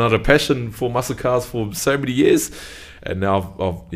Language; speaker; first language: English; native; English